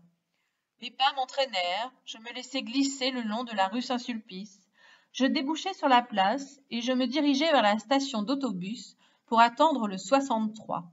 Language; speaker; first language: French; native; French